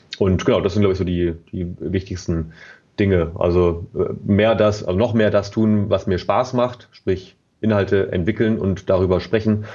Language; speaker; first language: German; native; German